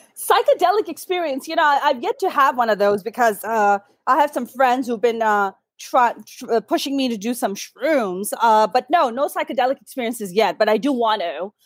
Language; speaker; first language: English; early bilingual, other home language; Urdu